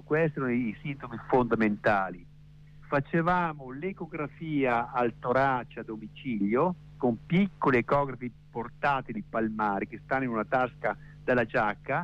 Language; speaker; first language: Italian; native; Italian